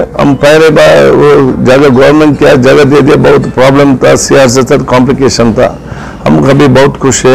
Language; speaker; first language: Hindi; non-native, local second language; Kannada